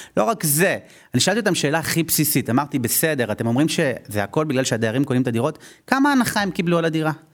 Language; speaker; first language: Hebrew; native; Hebrew